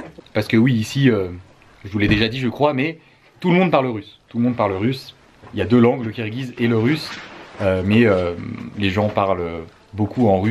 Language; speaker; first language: French; native; French